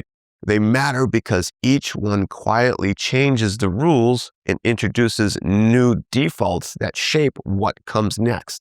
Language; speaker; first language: English; native; English